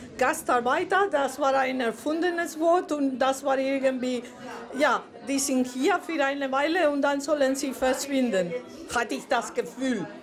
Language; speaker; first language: German; non-native, fluent; Spanish